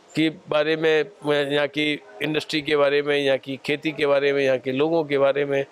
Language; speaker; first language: Hindi; native; Hindi